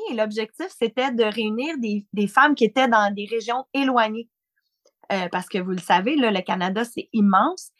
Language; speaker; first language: French; native; French